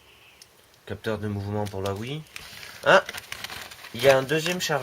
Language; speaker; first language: French; native; French